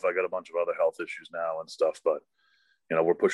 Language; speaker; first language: English; native; English